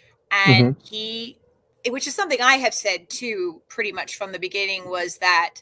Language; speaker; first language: English; native; English